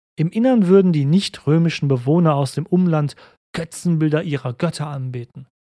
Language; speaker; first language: German; native; German